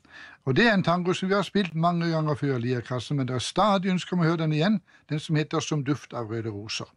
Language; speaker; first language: Norwegian; native; Norwegian